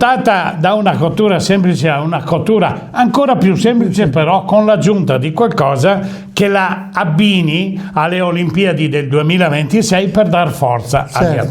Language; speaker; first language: Italian; native; Italian